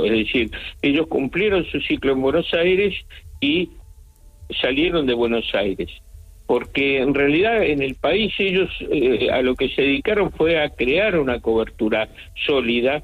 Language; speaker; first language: Spanish; native; Spanish